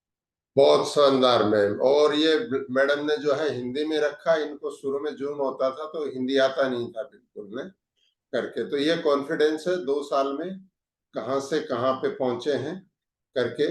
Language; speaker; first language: Hindi; native; Hindi